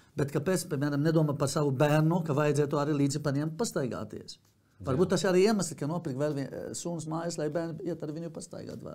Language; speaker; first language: Latvian; non-native, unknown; Arabic